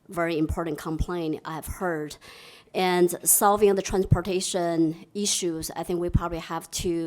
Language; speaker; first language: English; non-native, fluent; Chinese